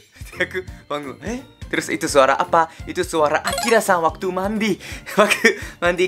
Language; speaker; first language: Indonesian; non-native, fluent; Japanese